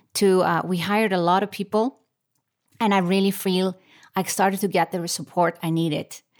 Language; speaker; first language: English; non-native, fluent; Icelandic